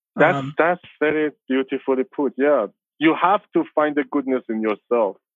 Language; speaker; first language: English; non-native, fluent; Persian